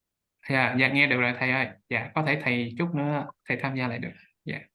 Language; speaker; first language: Vietnamese; native; Vietnamese